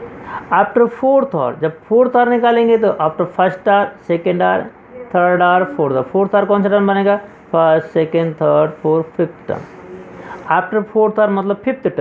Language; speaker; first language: Hindi; native; Hindi